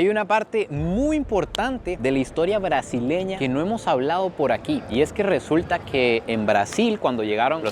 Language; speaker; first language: Spanish; native; Spanish